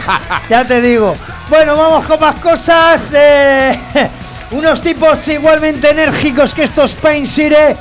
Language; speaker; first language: Spanish; native; Spanish